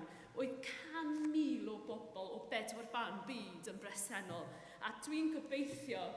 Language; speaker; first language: Welsh; non-native, fluent; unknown